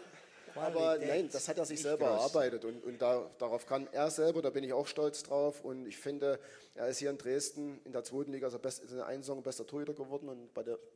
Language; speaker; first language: German; native; German